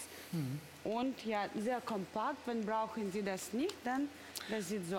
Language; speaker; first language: German; non-native, learner; Russian